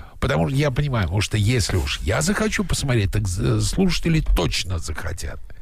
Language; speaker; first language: Russian; native; Russian